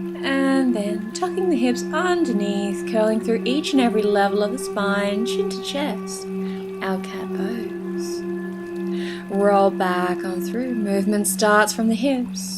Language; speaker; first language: English; native; English